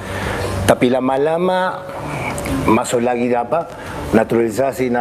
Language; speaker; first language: Indonesian; non-native, fluent; Spanish